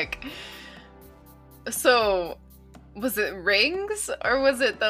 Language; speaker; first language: English; native; English